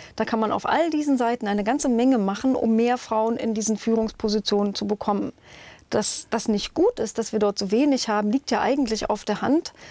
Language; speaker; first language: German; native; German